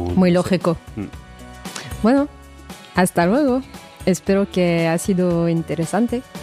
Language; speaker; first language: Spanish; non-native, fluent; French